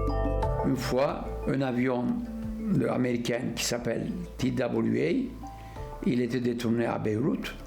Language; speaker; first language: French; non-native, fluent; Turkish